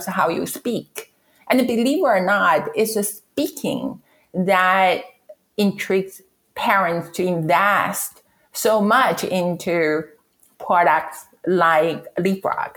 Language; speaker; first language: English; non-native, fluent; Chinese